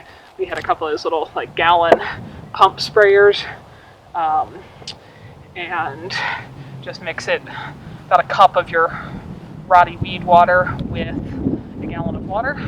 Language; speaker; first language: English; native; English